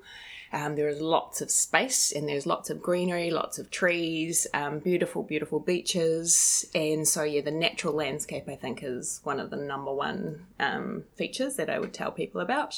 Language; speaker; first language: English; native; English